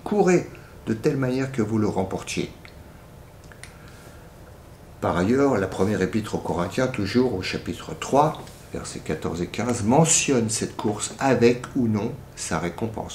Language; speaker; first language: French; native; French